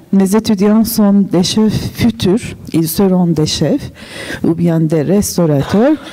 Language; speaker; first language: French; non-native, fluent; Turkish